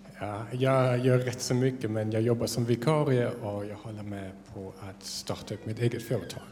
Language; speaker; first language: Swedish; non-native, fluent; German